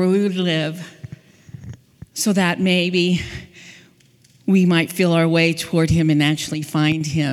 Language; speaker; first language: English; native; English